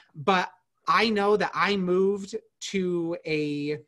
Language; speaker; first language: English; native; English